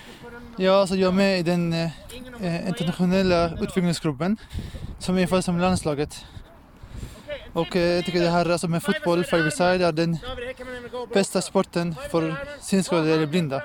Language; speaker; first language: Swedish; non-native, fluent; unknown